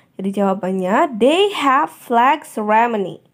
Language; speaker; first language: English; non-native, fluent; Indonesian